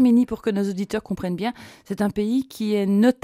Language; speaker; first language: French; native; French